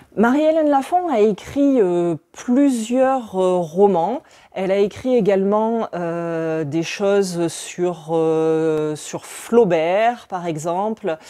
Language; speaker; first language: French; native; French